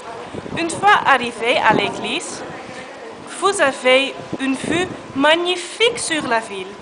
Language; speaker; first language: French; non-native, learner; Dutch